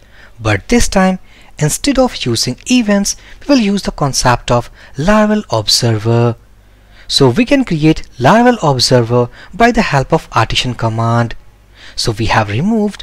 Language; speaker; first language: English; non-native, local second language; Hindi